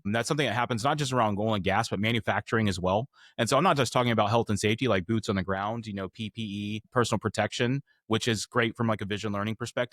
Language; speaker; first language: English; native; English